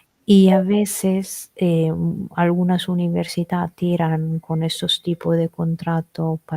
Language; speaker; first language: Spanish; non-native, fluent; Italian